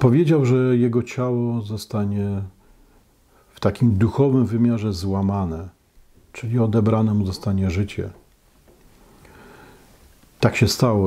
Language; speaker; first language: Polish; native; Polish